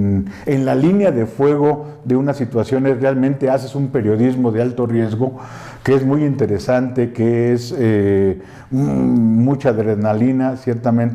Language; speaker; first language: Spanish; native; Spanish